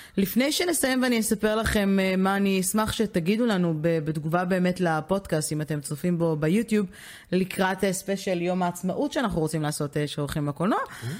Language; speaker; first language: Hebrew; native; Hebrew